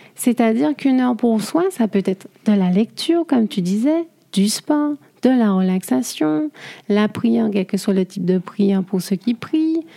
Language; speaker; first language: French; native; French